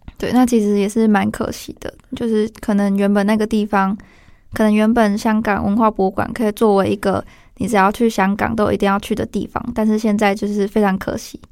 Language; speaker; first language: Chinese; native; Chinese